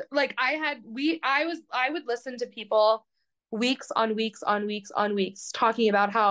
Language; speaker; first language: English; native; English